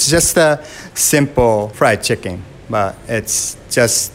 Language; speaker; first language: English; non-native, fluent; Japanese